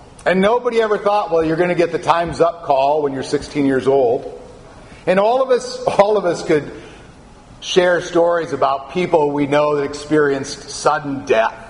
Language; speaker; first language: English; native; English